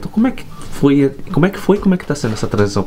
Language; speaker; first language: Portuguese; native; Portuguese